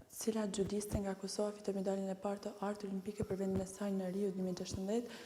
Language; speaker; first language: Albanian; early bilingual, heritage; Albanian